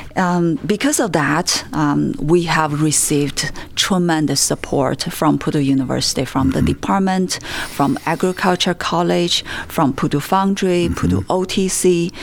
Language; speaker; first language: English; non-native, fluent; Chinese